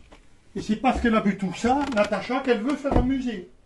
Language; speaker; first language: French; native; French